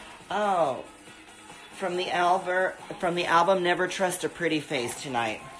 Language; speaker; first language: English; early bilingual, other home language; Spanish